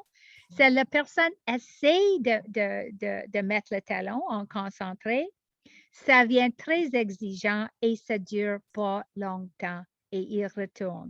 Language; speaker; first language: French; non-native, learner; English